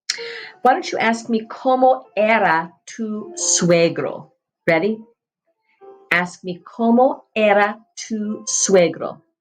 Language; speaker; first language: Spanish; non-native, fluent; English